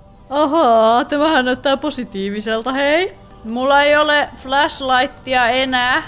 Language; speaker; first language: Finnish; native; Finnish